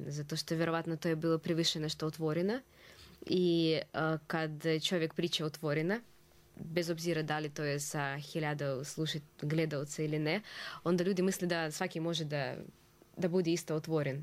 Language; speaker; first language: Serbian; non-native, fluent; Russian